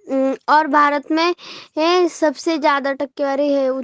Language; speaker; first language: Hindi; non-native, local second language; Marathi